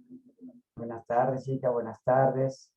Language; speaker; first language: Spanish; native; Spanish